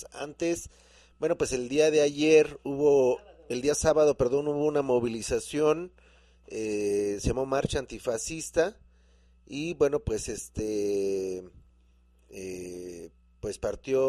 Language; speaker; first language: Spanish; native; Spanish